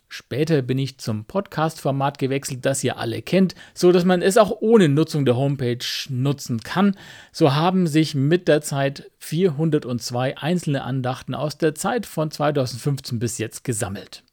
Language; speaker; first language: German; native; German